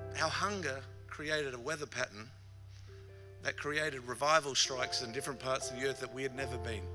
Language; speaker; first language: English; native; English